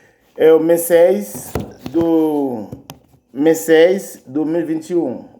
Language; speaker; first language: Portuguese; non-native, learner; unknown